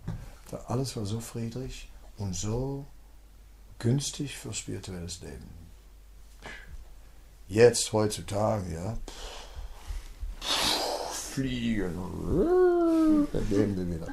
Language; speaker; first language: German; non-native, fluent; Dutch